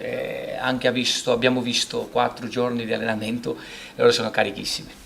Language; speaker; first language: Italian; non-native, fluent; Portuguese